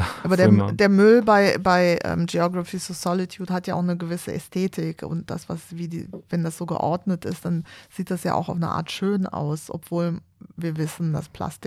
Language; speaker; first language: German; native; German